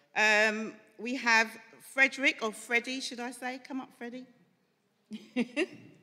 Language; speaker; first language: English; native; English